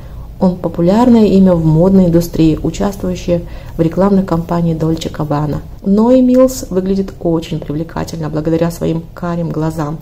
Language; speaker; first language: Russian; native; Russian